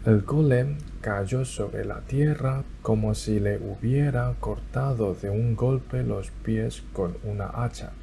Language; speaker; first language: Spanish; non-native, fluent; Chinese